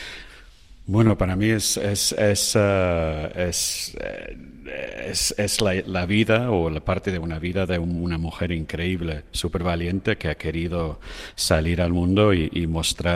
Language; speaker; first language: Spanish; non-native, fluent; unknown